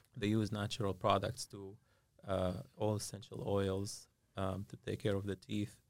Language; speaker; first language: English; non-native, fluent; Arabic